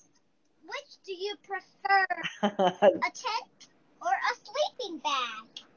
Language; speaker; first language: English; non-native, learner; Chinese